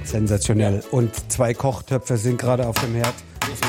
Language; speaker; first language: German; native; German